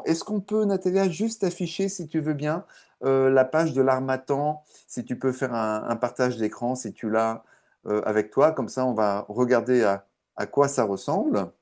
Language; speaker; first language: French; native; French